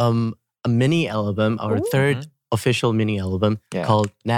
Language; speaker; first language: English; non-native, fluent; Thai